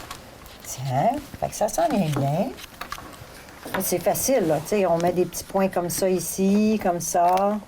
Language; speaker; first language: French; native; French